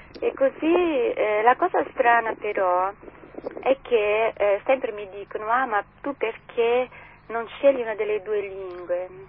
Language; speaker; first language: Italian; non-native, fluent; Portuguese